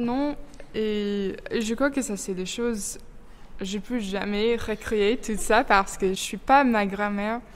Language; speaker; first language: French; non-native, fluent; English